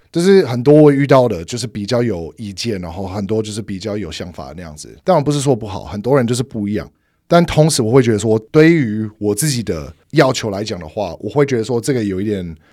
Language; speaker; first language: Chinese; non-native, fluent; English